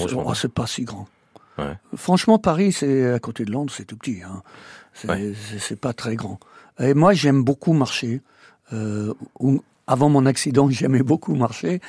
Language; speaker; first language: French; non-native, fluent; English